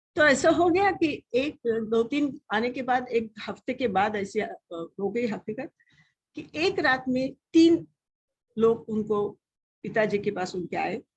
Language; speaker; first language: Hindi; non-native, local second language; Marathi